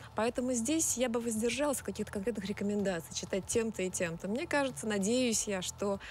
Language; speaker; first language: Russian; native; Russian